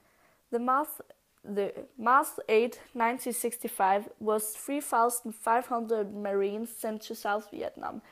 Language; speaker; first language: English; non-native, learner; Danish